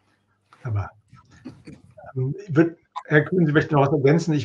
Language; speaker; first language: German; native; German